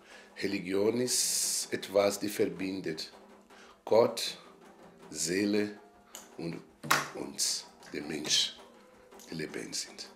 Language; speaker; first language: German; non-native, fluent; Portuguese